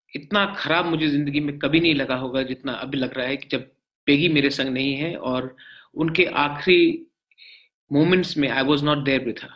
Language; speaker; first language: Hindi; non-native, local second language; Bangla